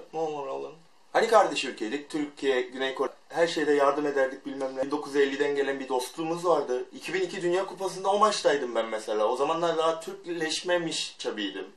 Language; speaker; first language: Turkish; non-native, fluent; Korean